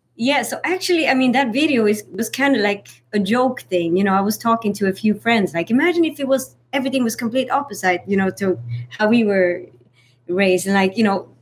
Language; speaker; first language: English; non-native, fluent; Swedish